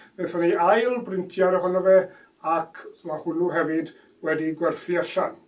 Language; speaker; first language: Welsh; native; Welsh